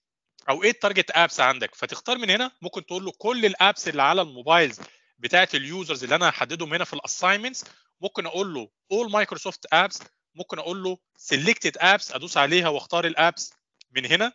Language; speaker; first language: Arabic; native; Arabic